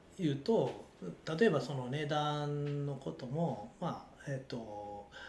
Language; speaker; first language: Japanese; native; Japanese